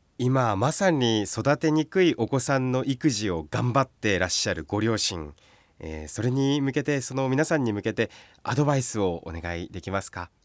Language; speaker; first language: Japanese; native; Japanese